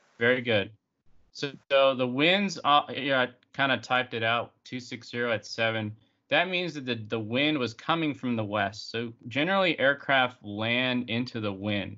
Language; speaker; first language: English; native; English